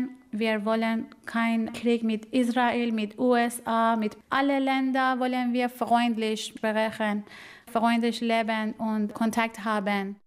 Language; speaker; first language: German; non-native, fluent; Persian